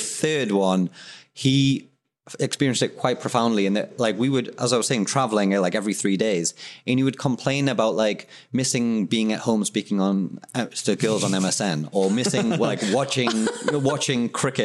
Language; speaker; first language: English; native; English